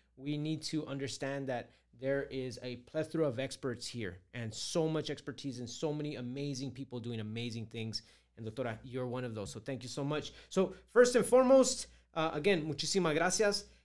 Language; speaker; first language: English; early bilingual, other home language; Spanish